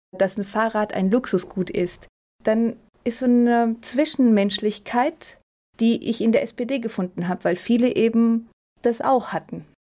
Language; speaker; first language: German; early bilingual, other home language; Spanish